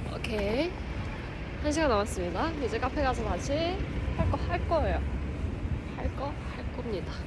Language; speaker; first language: Korean; non-native, fluent; Mongolian